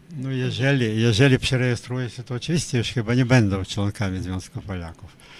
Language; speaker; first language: Polish; early bilingual, heritage; Polish